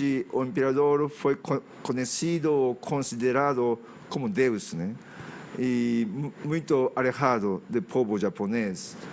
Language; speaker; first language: Portuguese; non-native, fluent; Japanese